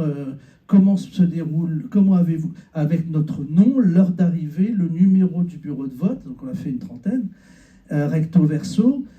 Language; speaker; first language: French; native; French